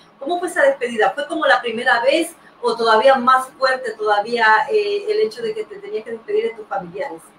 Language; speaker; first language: Spanish; native; Spanish